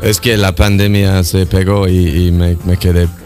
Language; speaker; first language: Spanish; non-native, fluent; English